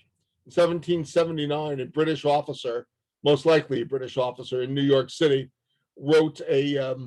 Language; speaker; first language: English; native; English